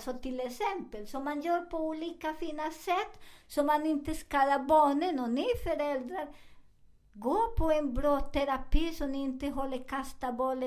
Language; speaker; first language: Swedish; non-native, learner; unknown